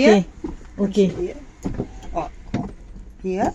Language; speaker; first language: German; non-native, learner; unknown